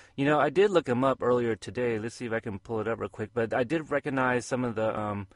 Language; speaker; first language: English; native; English